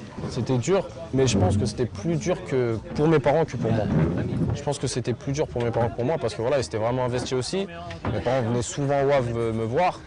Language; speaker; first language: French; native; French